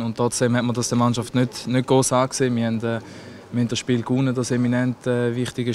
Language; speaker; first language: German; native; German